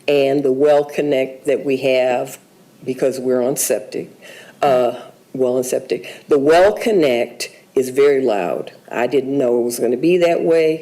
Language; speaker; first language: English; native; English